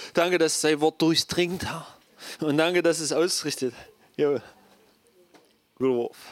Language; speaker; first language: German; native; German